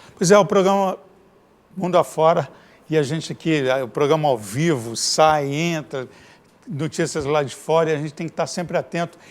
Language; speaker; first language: Portuguese; native; Portuguese